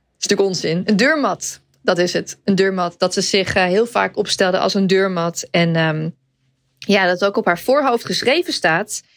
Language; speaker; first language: Dutch; native; Dutch